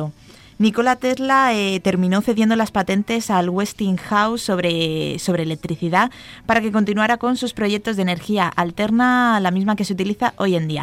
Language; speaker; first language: Spanish; native; Spanish